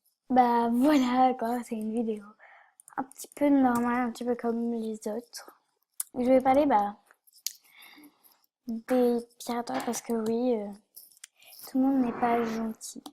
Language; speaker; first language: French; native; French